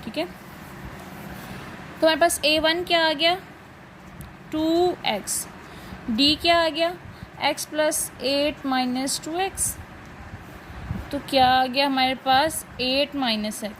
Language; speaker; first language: Hindi; non-native, local second language; Punjabi